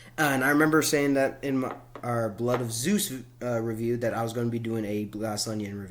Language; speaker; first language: English; native; English